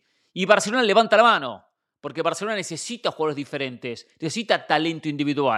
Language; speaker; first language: Spanish; native; Spanish